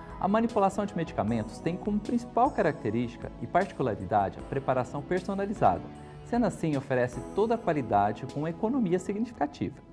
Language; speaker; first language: Portuguese; native; Portuguese